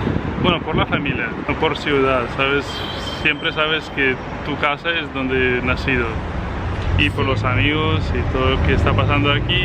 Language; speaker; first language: Spanish; non-native, fluent; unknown